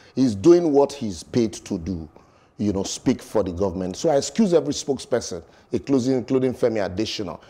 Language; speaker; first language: English; non-native, local second language; Bini